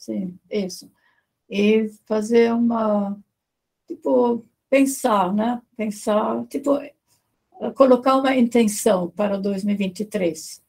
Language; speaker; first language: Portuguese; non-native, fluent; German